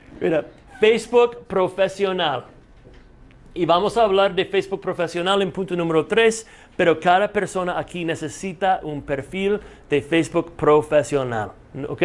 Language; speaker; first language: Spanish; non-native, fluent; English